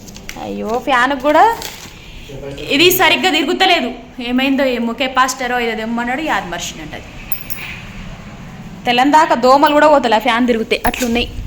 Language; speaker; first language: Telugu; native; Telugu